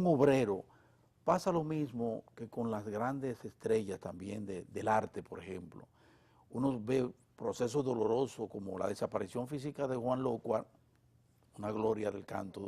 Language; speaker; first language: Spanish; native; Spanish